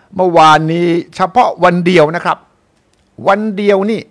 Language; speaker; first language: Thai; native; Thai